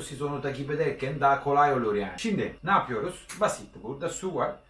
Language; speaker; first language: Turkish; non-native, learner; Italian